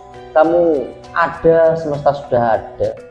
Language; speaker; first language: Indonesian; native; Indonesian